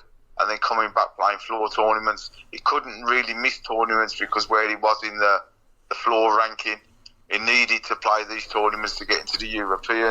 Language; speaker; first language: English; native; English